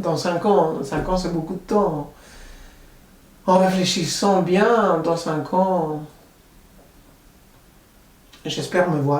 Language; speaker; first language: French; non-native, fluent; Spanish